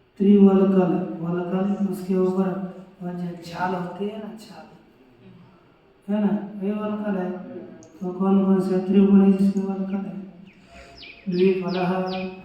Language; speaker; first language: Hindi; non-native, local second language; Marathi